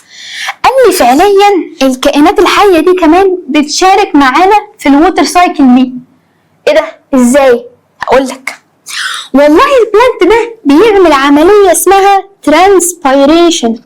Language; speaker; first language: Arabic; native; Arabic